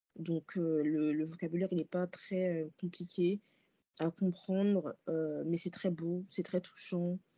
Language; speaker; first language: French; early bilingual, other home language; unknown